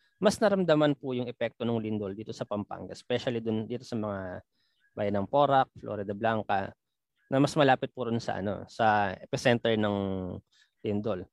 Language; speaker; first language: Filipino; non-native, local second language; Pampanga